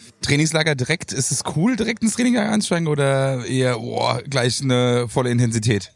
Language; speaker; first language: German; native; German